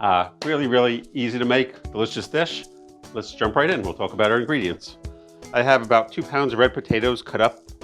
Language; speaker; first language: English; native; English